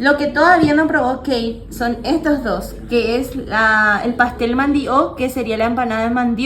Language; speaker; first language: Spanish; native; Spanish